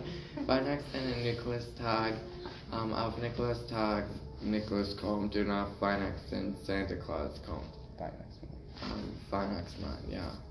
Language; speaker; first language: German; non-native, learner; English